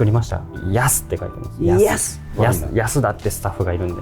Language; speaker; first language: Japanese; native; Japanese